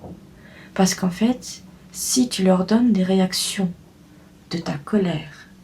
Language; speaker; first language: French; native; French